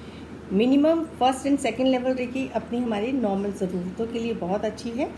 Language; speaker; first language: Hindi; native; Hindi